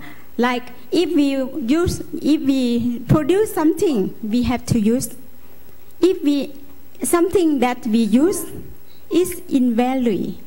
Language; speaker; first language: English; non-native, learner; Lao